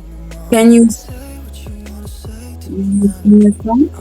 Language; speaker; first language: English; non-native, learner; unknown